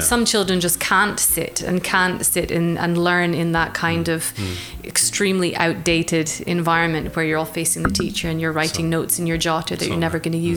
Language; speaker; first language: English; native; English